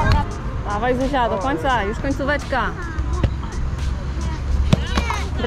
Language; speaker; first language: Polish; native; Polish